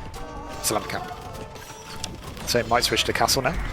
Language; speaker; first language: English; native; English